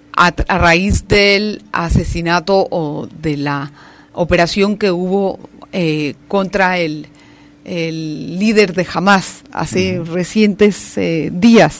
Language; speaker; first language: Spanish; native; Spanish